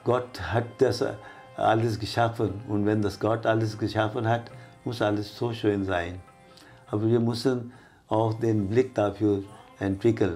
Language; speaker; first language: German; non-native, fluent; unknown